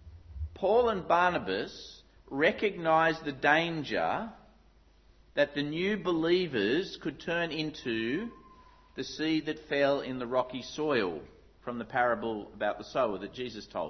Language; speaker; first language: English; native; English